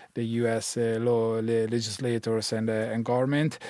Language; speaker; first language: English; non-native, fluent; Italian